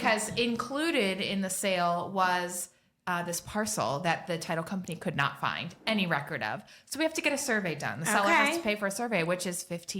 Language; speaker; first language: English; native; English